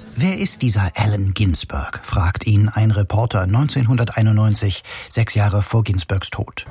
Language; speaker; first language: German; native; German